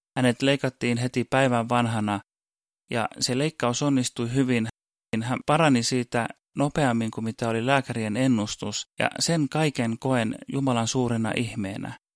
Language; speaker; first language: Finnish; early bilingual, heritage; Finnish